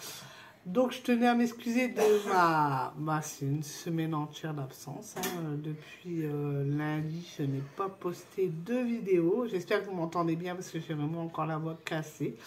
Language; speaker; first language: French; native; French